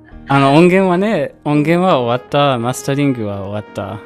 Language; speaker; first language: Japanese; non-native, fluent; English